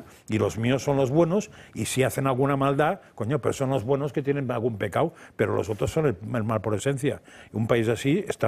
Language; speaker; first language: Spanish; native; Spanish